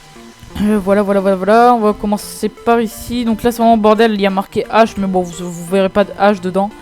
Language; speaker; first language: French; native; French